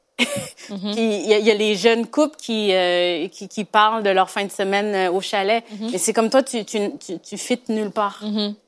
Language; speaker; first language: French; native; French